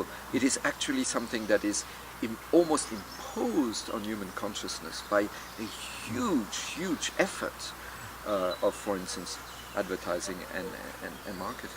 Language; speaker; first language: English; non-native, fluent; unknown